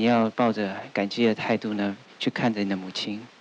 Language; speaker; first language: Chinese; native; Chinese